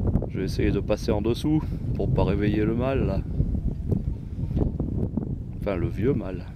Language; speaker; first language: French; native; French